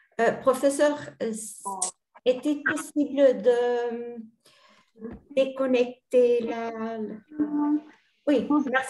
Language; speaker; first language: French; non-native, fluent; Portuguese